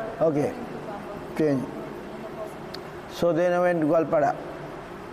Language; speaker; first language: English; non-native, local second language; Bangla